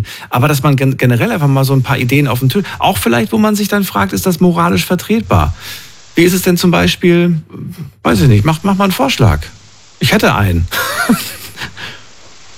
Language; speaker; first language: German; native; German